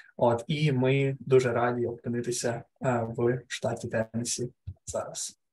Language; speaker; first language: Ukrainian; native; Ukrainian